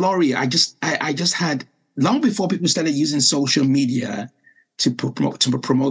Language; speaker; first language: English; non-native, local second language; Yoruba